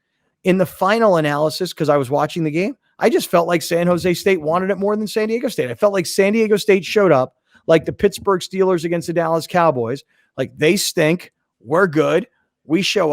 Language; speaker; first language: English; native; English